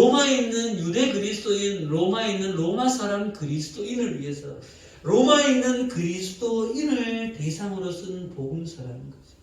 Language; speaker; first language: Korean; native; Korean